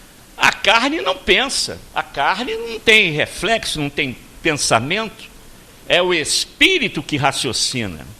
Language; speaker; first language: Portuguese; native; Portuguese